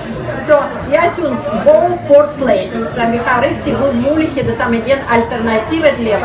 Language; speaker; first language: Danish; non-native, fluent; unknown